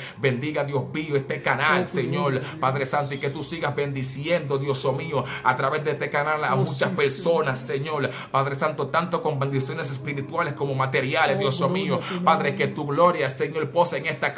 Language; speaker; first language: Spanish; native; Spanish